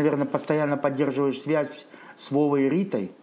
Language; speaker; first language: Russian; native; Russian